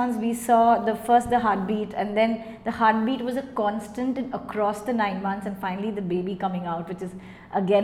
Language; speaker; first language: English; non-native, local second language; Hindi